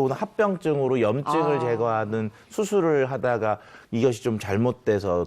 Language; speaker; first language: Korean; native; Korean